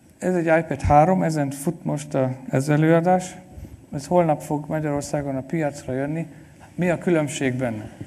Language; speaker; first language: Hungarian; non-native, fluent; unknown